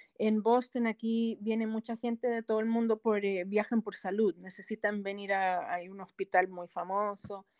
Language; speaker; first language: Spanish; early bilingual, heritage; Spanish